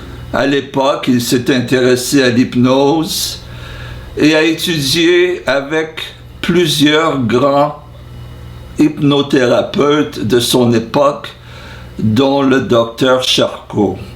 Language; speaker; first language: French; non-native, fluent; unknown